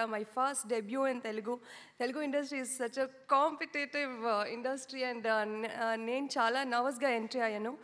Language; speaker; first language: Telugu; non-native, learner; Kannada